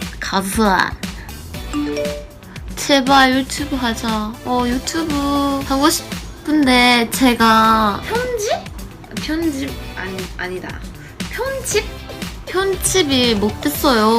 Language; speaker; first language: Korean; non-native, learner; Japanese